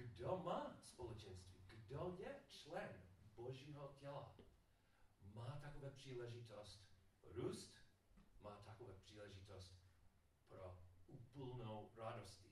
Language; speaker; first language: Czech; non-native, learner; English